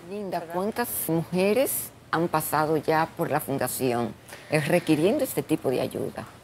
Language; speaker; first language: Spanish; native; Spanish